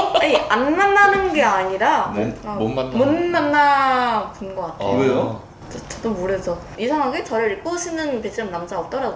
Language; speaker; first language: Korean; non-native, fluent; Vietnamese